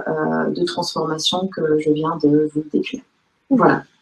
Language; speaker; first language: French; native; French